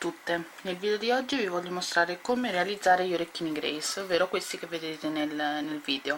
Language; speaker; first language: Italian; native; Italian